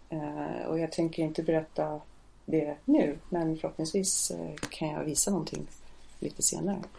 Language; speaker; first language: Swedish; non-native, fluent; English